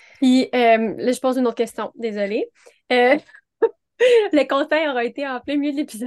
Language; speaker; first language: French; native; French